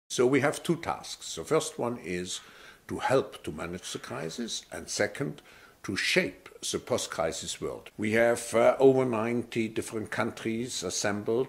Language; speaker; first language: English; non-native, fluent; German